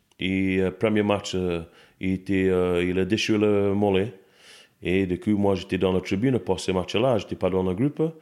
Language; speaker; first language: French; non-native, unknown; English